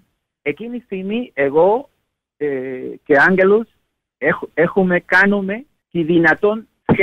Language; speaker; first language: Greek; non-native, learner; Spanish